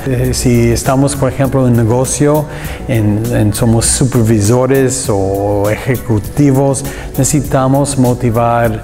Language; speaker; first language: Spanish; non-native, learner; English